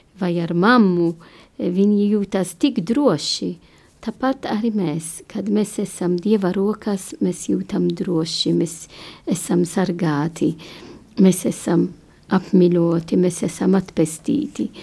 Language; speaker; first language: Latvian; non-native, learner; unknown